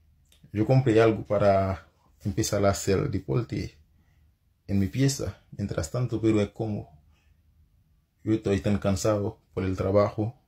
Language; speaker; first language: Spanish; non-native, fluent; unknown